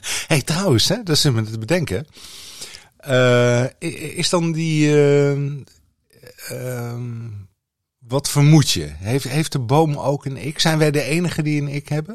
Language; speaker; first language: Dutch; native; Dutch